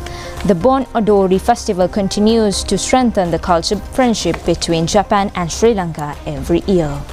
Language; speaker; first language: English; non-native, local second language; Sinhala